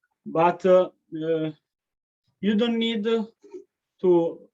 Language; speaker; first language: English; non-native, learner; Italian